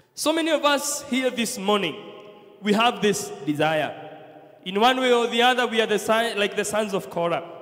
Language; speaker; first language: English; non-native, local second language; Swahili